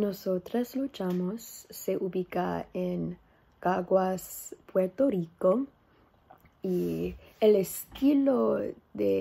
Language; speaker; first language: Spanish; non-native, learner; English